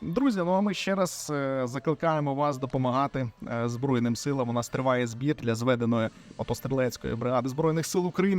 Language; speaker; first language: Ukrainian; native; Ukrainian